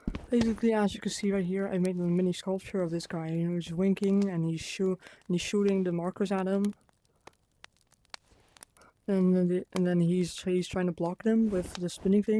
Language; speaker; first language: English; non-native, fluent; Dutch